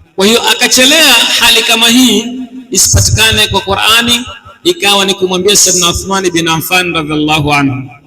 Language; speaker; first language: Swahili; native; Swahili